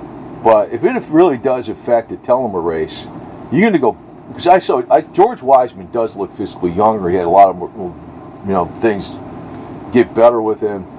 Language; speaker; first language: English; native; English